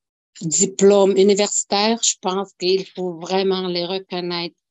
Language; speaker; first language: French; non-native, local second language; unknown